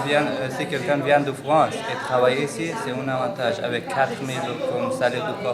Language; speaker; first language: French; non-native, learner; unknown